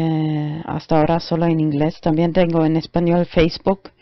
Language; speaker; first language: Spanish; non-native, learner; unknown